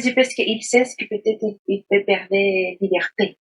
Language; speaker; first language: French; non-native, learner; Spanish